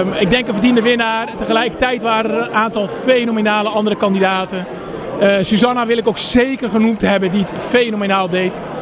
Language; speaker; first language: Dutch; native; Dutch